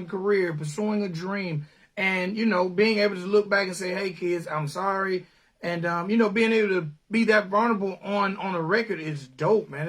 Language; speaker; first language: English; native; English